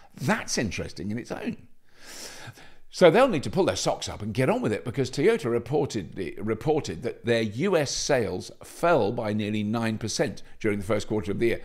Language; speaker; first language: English; native; English